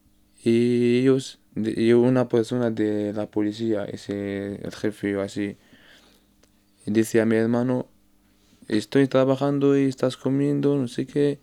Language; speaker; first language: Spanish; non-native, learner; Arabic